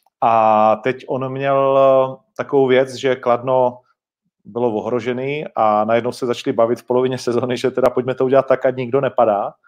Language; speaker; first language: Czech; native; Czech